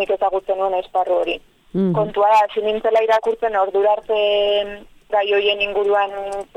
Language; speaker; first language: Basque; native; Basque